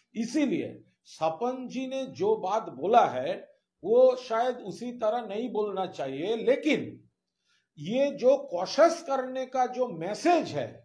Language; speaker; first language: Hindi; non-native, local second language; Bangla